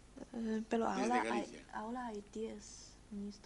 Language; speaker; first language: Spanish; non-native, fluent; Chinese